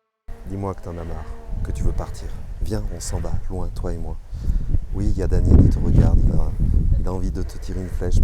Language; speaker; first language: French; native; French